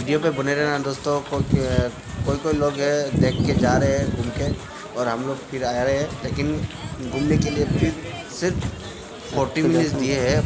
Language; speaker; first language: Hindi; non-native, local second language; Assamese